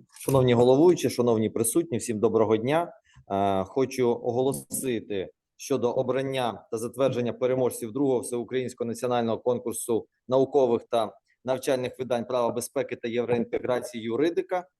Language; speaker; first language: Ukrainian; native; Ukrainian